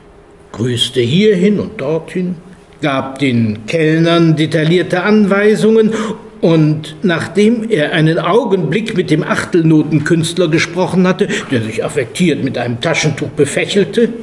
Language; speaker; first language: German; native; German